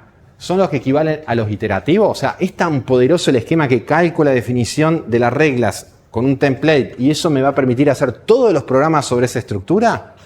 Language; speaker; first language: Spanish; native; Spanish